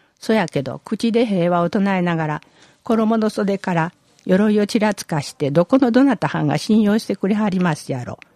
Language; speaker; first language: Japanese; native; Japanese